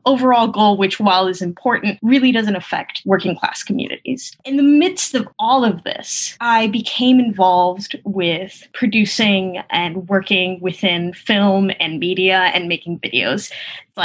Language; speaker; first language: English; early bilingual, other home language; Spanish